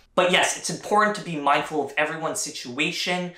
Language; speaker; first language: English; native; English